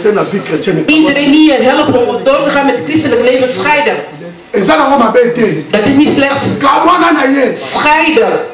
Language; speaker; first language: Dutch; non-native, learner; Lingala